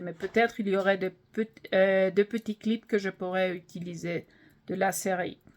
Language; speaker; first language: French; non-native, fluent; English